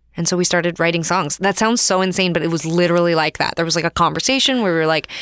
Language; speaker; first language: English; native; English